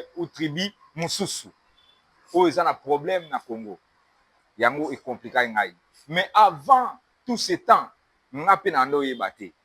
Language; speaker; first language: Lingala; native; Lingala